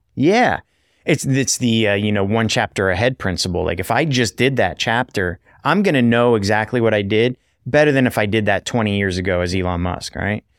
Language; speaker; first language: English; native; English